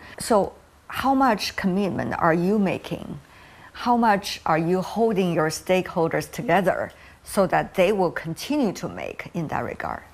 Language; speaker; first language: English; non-native, fluent; Chinese